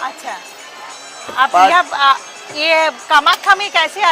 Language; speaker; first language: Hindi; non-native, local second language; Bangla